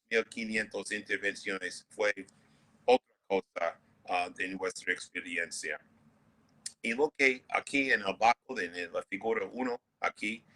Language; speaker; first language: Spanish; non-native, fluent; English